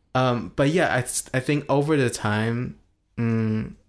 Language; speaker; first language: English; non-native, fluent; Chinese